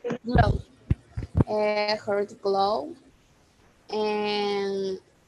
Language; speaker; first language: English; non-native, learner; Spanish